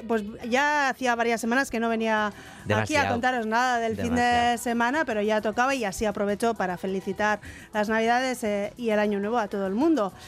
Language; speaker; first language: Spanish; native; Spanish